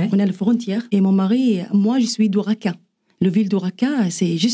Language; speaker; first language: French; non-native, learner; Arabic